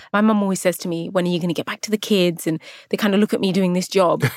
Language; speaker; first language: English; native; English